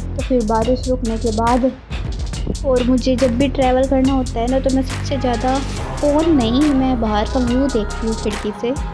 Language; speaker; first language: Hindi; native; Hindi